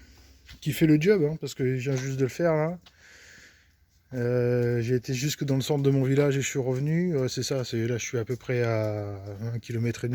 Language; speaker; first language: French; native; French